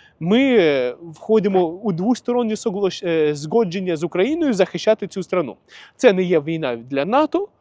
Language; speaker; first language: Ukrainian; non-native, local second language; Russian